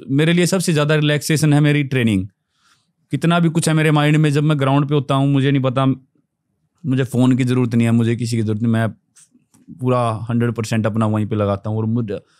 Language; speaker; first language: Hindi; native; Hindi